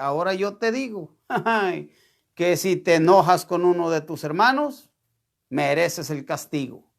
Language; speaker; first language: Spanish; native; Spanish